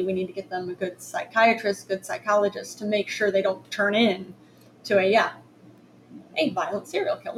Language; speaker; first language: English; native; English